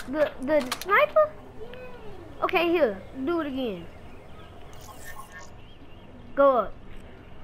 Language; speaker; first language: English; native; English